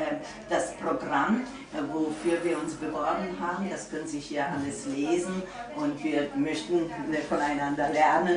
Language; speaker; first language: German; non-native, fluent; Hungarian